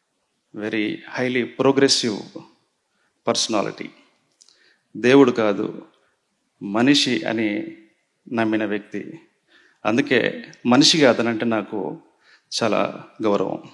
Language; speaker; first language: Telugu; native; Telugu